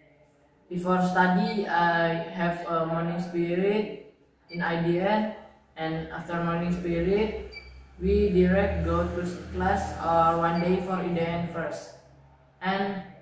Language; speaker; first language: English; non-native, learner; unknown